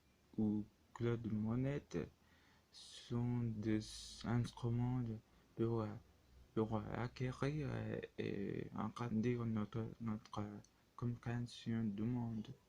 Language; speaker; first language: French; non-native, learner; Spanish